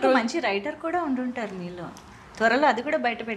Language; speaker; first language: Telugu; native; Telugu